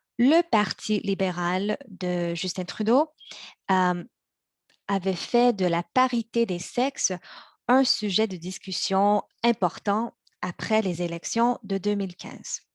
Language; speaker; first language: French; early bilingual, other home language; Chinese